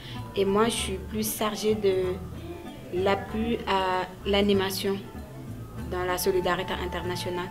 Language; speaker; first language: French; non-native, local second language; Wolof